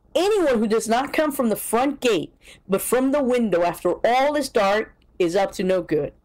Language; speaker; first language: English; early bilingual, other home language; Spanish